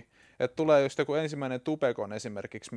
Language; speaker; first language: Finnish; native; Finnish